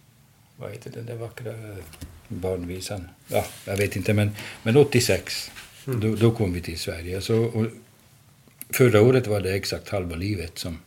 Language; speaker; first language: Swedish; non-native, fluent; Hungarian